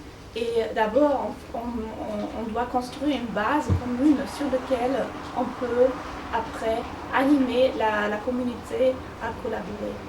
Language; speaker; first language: French; non-native, fluent; German